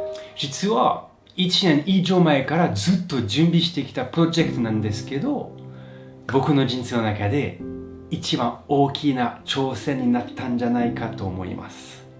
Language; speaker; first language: Japanese; non-native, fluent; French